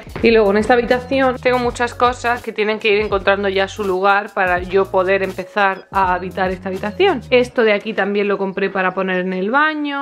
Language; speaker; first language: Spanish; native; Spanish